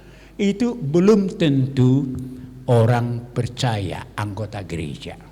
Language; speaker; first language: Indonesian; native; Indonesian